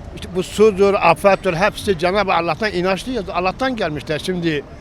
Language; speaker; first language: Turkish; native; Turkish